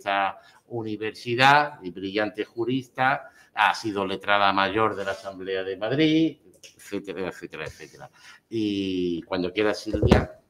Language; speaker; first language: Spanish; native; Spanish